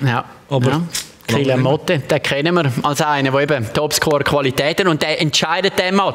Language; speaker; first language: German; native; German